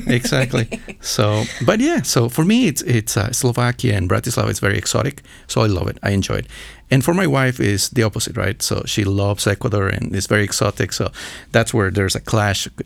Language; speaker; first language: English; non-native, fluent; Spanish